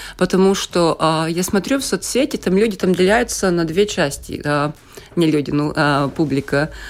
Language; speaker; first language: Russian; non-native, local second language; Latvian